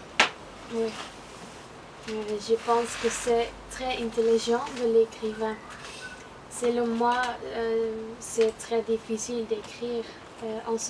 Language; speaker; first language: French; non-native, learner; Dutch